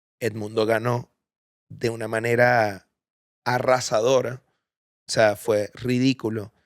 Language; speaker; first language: Spanish; native; Spanish